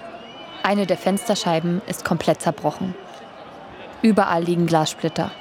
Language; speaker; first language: German; native; German